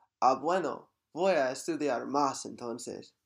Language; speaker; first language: Spanish; non-native, learner; English